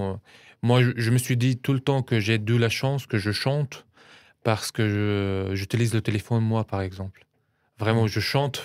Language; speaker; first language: French; non-native, fluent; Arabic